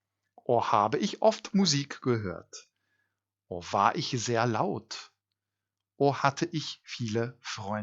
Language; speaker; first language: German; non-native, fluent; English